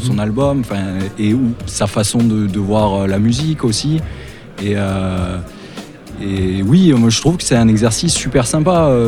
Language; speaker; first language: French; native; French